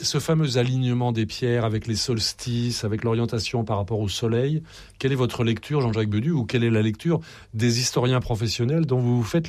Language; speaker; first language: French; native; French